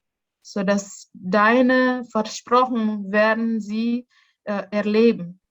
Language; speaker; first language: German; non-native, fluent; Indonesian